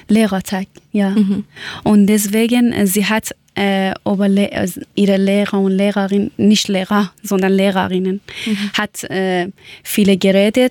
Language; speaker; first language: German; non-native, learner; Persian